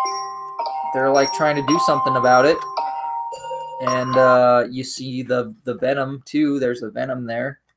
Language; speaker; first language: English; native; English